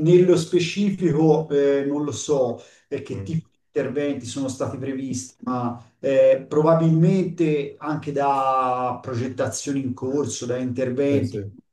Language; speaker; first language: Italian; native; Italian